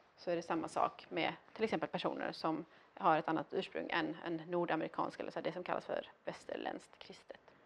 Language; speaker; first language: Swedish; early bilingual, other home language; Arabic